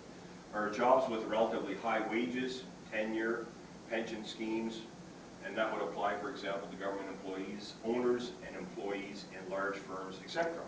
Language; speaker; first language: English; native; English